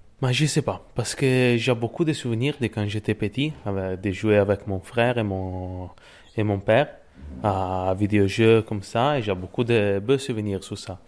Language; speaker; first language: French; non-native, learner; Italian